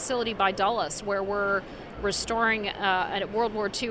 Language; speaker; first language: English; native; English